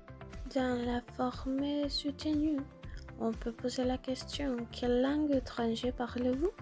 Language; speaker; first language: French; non-native, learner; Spanish